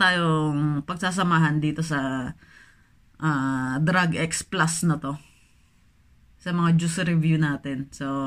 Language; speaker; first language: Filipino; native; Filipino